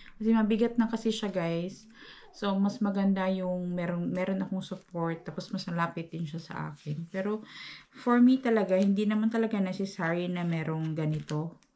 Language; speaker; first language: Filipino; non-native, local second language; Cebuano